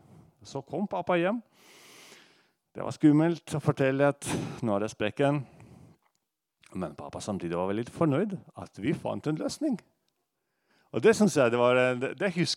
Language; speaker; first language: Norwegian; non-native, fluent; Russian